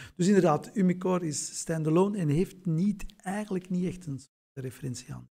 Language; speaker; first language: Dutch; native; Dutch